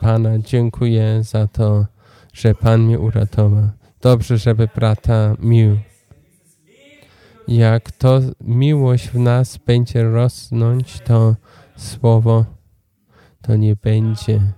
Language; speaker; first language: Polish; non-native, learner; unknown